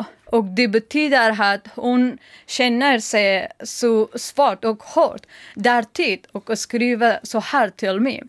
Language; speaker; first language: Swedish; non-native, learner; Persian